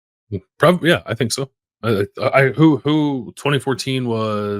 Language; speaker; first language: English; native; English